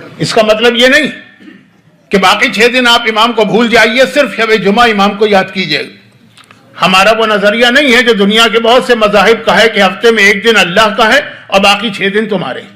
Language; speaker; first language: Urdu; native; Urdu